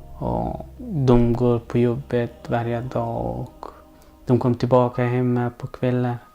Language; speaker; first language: Swedish; non-native, learner; Persian